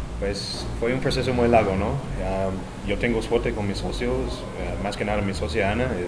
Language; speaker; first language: Spanish; non-native, fluent; English